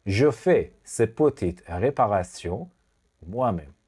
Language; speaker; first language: French; non-native, fluent; Persian